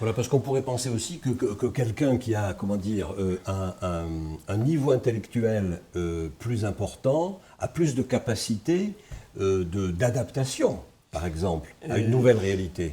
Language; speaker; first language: French; native; French